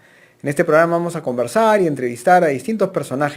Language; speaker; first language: Spanish; native; Spanish